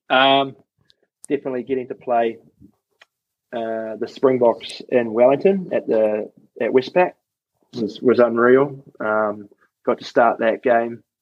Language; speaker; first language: English; native; English